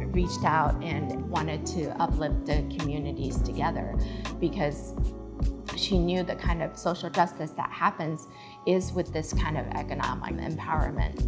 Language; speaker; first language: English; early bilingual, other home language; Chinese